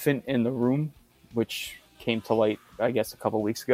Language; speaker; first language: English; native; English